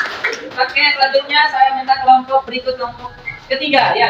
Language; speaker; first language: Indonesian; native; Indonesian